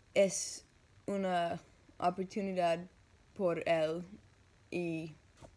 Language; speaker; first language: Spanish; non-native, learner; English